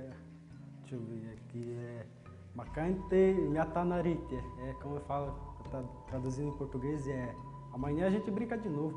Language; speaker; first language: Portuguese; non-native, local second language; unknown